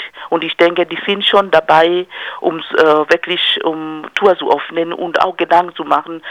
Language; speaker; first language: German; non-native, fluent; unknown